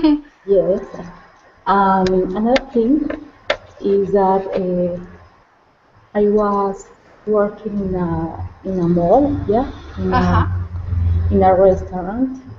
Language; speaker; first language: English; non-native, learner; Spanish